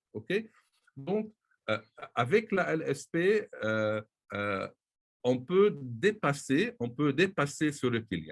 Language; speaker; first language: French; non-native, local second language; Arabic